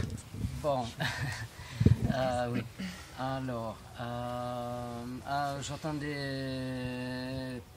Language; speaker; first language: French; non-native, fluent; Italian